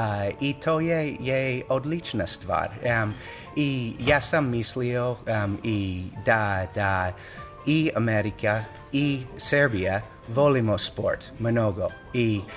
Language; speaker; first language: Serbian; non-native, learner; English